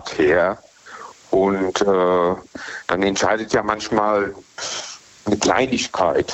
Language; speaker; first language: German; native; German